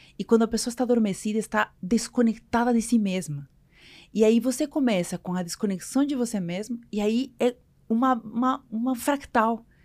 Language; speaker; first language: Portuguese; non-native, fluent; Spanish